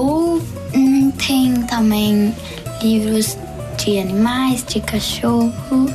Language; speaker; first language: Portuguese; early bilingual, heritage; Portuguese